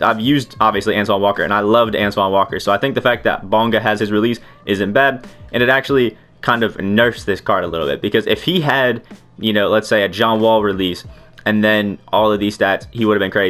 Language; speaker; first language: English; native; English